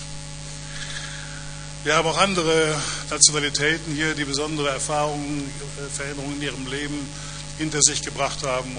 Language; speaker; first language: German; native; German